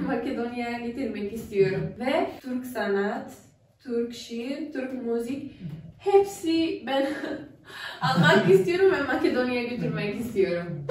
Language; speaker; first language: Turkish; non-native, learner; Macedonian